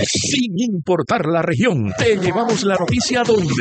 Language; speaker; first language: Spanish; native; Spanish